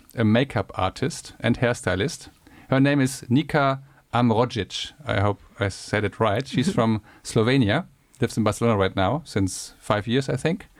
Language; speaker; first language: English; non-native, fluent; German